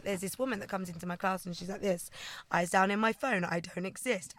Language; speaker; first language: English; native; English